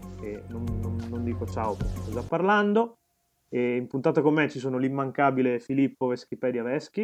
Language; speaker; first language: Italian; native; Italian